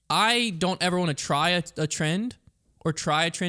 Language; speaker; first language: English; native; English